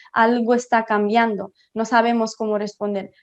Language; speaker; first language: Spanish; non-native, fluent; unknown